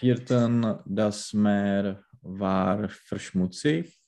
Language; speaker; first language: German; non-native, learner; Czech